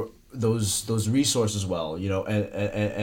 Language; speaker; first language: English; native; English